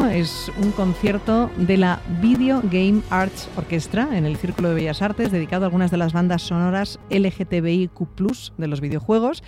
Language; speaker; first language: Spanish; native; Spanish